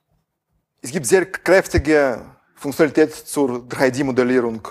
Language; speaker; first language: German; non-native, fluent; Russian